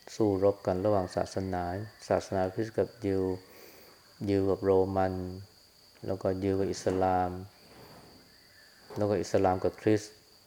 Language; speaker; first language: Thai; native; Thai